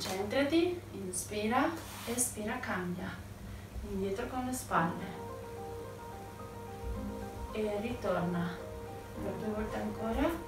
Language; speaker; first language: Italian; native; Italian